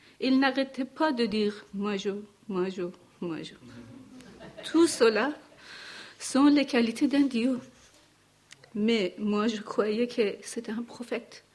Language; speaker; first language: French; non-native, learner; Persian